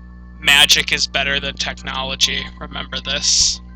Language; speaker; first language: English; native; English